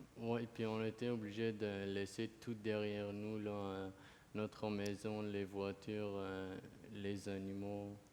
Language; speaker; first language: French; early bilingual, other home language; Kurdish